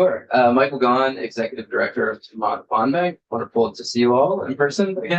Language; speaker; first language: English; native; English